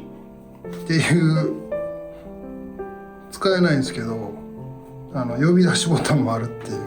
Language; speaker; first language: Japanese; native; Japanese